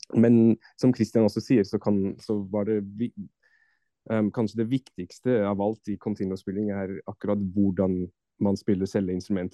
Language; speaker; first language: Norwegian; non-native, fluent; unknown